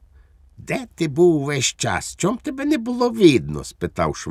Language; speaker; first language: Ukrainian; native; Ukrainian